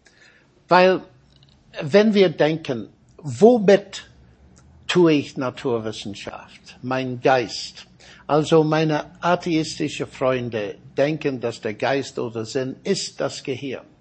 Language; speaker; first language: German; non-native, fluent; English